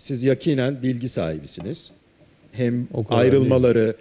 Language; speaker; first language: Turkish; native; Turkish